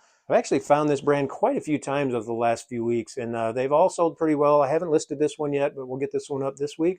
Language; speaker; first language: English; native; English